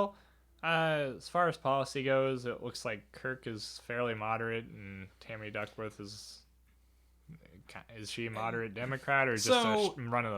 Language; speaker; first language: English; native; English